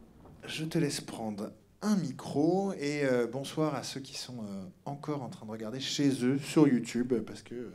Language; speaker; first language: French; native; French